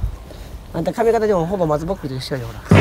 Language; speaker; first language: Japanese; native; Japanese